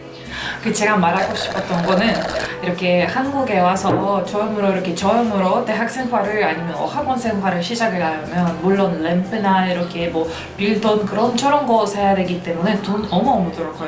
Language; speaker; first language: Korean; non-native, fluent; Russian